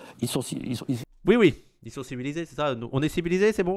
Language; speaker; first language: French; native; French